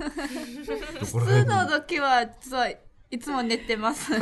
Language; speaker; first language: Japanese; non-native, learner; Chinese